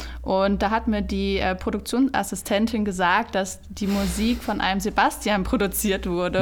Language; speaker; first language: German; native; German